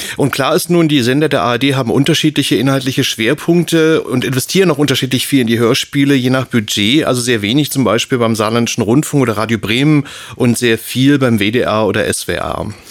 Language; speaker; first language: German; native; German